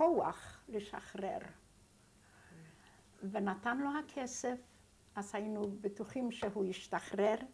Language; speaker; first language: Hebrew; non-native, fluent; Yiddish